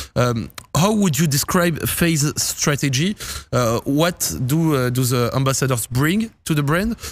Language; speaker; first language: English; non-native, fluent; French